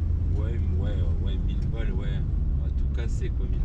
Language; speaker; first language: French; native; French